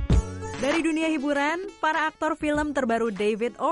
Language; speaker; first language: Indonesian; native; Indonesian